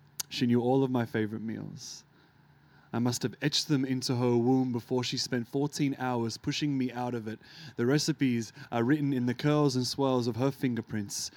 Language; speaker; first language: English; early bilingual, other home language; Arabic